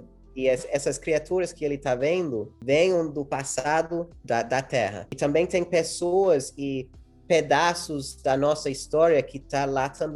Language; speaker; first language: Portuguese; early bilingual, heritage; English